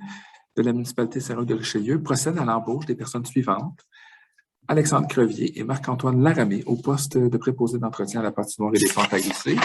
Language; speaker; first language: French; native; French